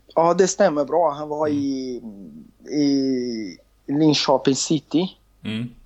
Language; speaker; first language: Swedish; non-native, learner; Portuguese